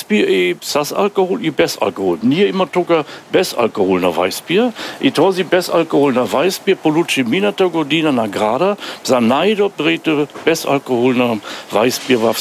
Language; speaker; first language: Bulgarian; non-native, learner; German